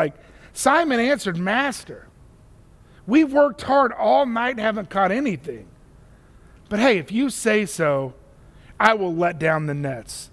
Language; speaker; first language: English; native; English